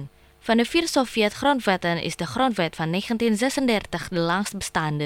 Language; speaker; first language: Dutch; non-native, fluent; Indonesian